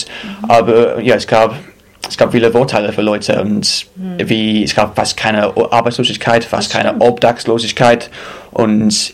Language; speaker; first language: German; non-native, fluent; English